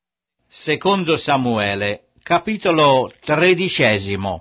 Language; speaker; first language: Italian; native; Italian